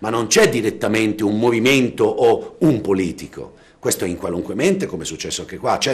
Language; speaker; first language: Italian; native; Italian